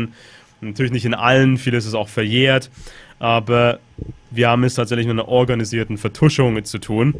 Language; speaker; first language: German; native; German